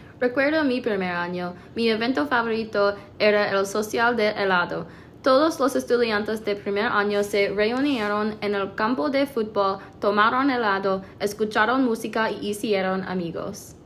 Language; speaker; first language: Spanish; non-native, learner; English